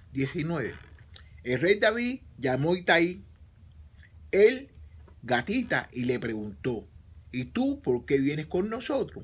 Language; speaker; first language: Spanish; native; Spanish